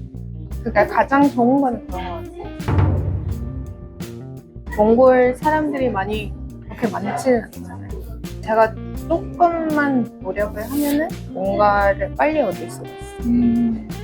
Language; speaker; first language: Korean; non-native, fluent; Mongolian